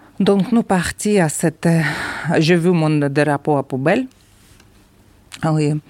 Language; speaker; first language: French; non-native, learner; Ukrainian